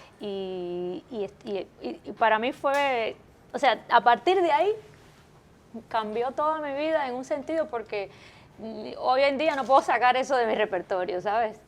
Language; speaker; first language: Spanish; native; Spanish